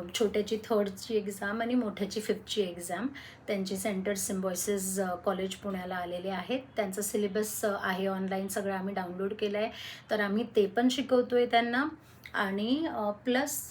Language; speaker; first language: Marathi; non-native, local second language; Hindi